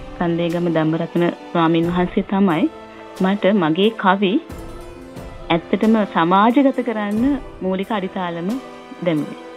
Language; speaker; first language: Sinhala; non-native, local second language; Tamil